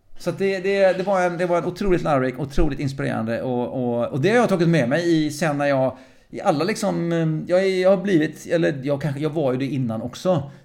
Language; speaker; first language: Swedish; early bilingual, other home language; English